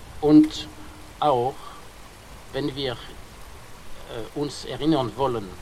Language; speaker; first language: German; non-native, fluent; French